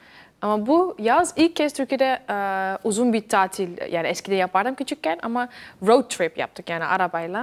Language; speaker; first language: Turkish; early bilingual, heritage; Dutch